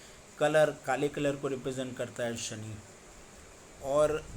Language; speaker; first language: Hindi; native; Hindi